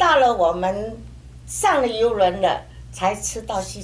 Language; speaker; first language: Chinese; native; Chinese